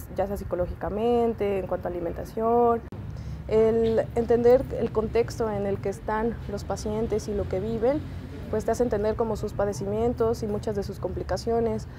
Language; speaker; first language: Spanish; native; Spanish